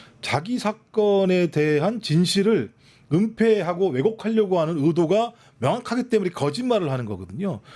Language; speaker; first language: Korean; native; Korean